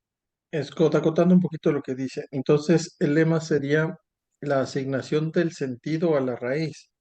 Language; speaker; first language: Spanish; native; Spanish